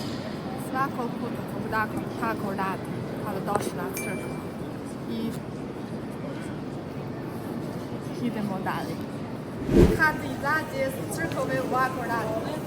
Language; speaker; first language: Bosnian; non-native, learner; Chinese